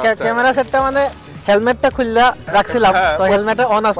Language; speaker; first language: Bangla; non-native, learner; Hindi